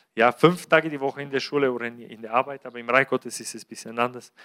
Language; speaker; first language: German; non-native, fluent; Bulgarian